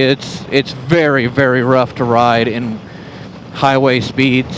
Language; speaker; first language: English; native; English